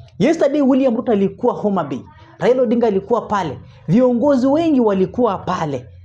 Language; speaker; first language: Swahili; non-native, local second language; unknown